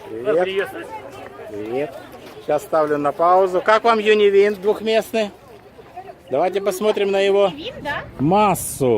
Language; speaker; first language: Russian; native; Russian